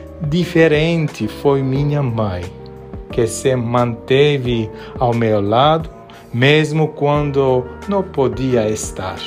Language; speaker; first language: Portuguese; non-native, fluent; Armenian